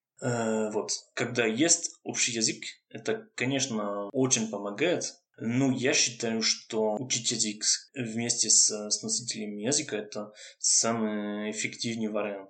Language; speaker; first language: Russian; non-native, fluent; French